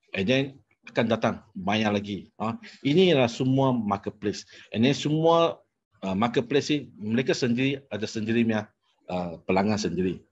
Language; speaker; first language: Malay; non-native, local second language; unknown